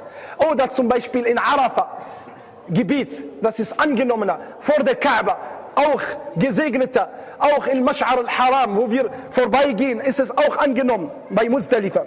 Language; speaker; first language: German; non-native, fluent; Arabic